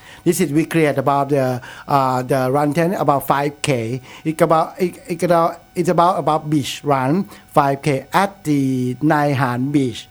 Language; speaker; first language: English; non-native, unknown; Thai